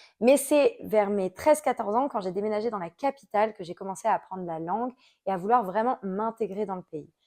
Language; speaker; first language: French; native; French